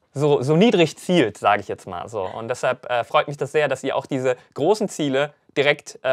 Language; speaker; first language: German; native; German